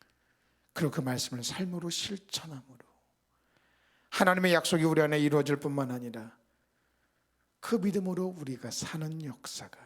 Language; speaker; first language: Korean; native; Korean